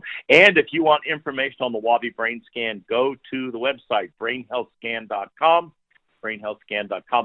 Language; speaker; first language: English; native; English